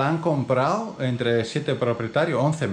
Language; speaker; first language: Spanish; non-native, fluent; Croatian